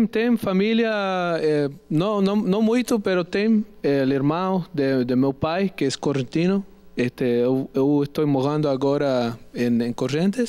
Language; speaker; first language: Portuguese; non-native, learner; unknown